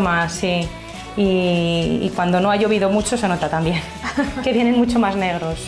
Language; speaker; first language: Spanish; native; Spanish